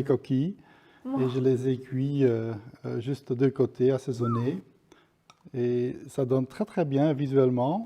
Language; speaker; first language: French; non-native, local second language; Dutch